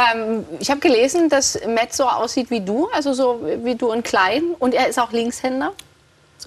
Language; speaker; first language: German; native; German